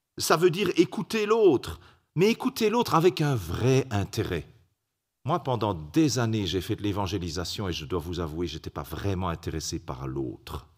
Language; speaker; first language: French; native; French